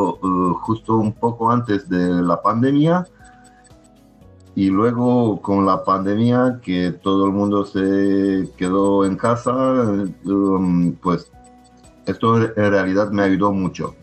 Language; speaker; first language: Spanish; non-native, fluent; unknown